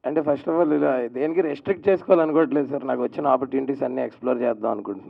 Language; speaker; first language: Telugu; native; Telugu